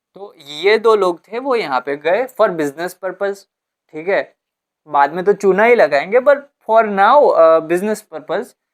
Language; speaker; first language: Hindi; non-native, local second language; Gujarati